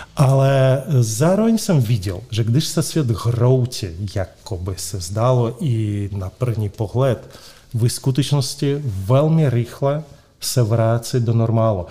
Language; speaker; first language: Czech; non-native, fluent; Russian